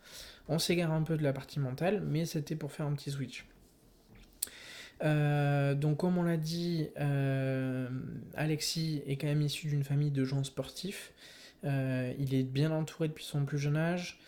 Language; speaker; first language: French; native; French